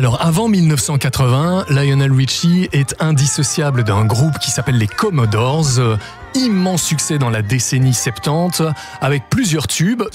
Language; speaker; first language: French; native; French